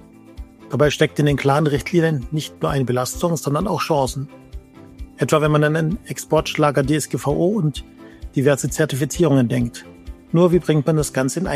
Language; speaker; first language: German; native; German